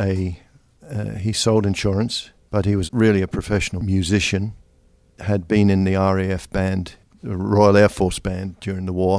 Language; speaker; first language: English; native; English